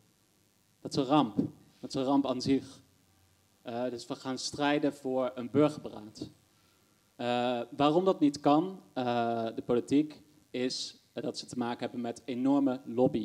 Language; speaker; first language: Dutch; native; Dutch